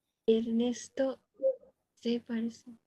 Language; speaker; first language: Spanish; non-native, learner; Bangla